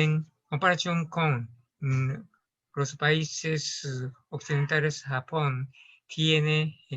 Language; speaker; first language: Spanish; non-native, learner; Japanese